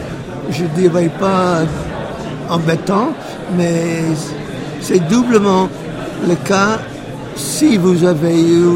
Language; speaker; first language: French; non-native, fluent; English